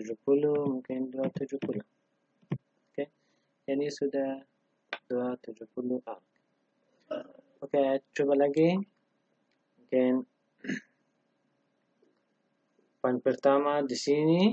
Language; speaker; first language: Indonesian; non-native, learner; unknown